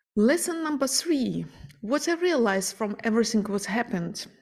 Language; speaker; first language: English; non-native, fluent; Ukrainian